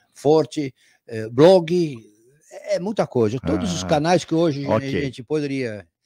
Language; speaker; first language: Portuguese; non-native, fluent; Dutch